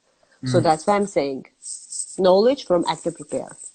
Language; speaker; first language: English; non-native, learner; Azerbaijani